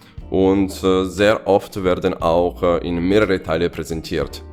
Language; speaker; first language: German; non-native, fluent; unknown